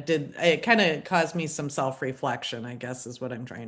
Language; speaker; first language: English; native; English